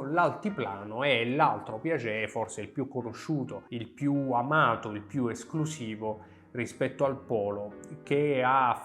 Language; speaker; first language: Italian; native; Italian